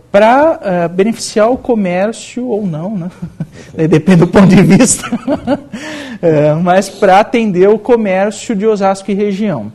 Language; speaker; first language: Portuguese; native; Portuguese